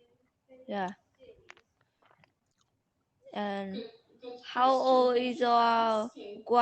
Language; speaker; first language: English; non-native, learner; Vietnamese